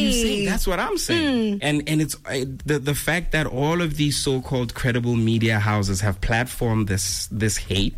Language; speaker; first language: English; non-native, local second language; Tswana